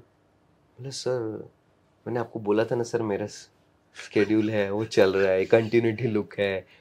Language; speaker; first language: Hindi; non-native, local second language; Marathi